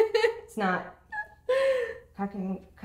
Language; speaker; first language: English; native; English